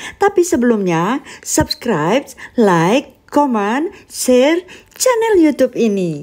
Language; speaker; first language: Indonesian; native; Indonesian